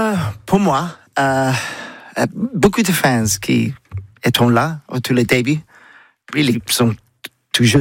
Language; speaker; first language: French; non-native, learner; English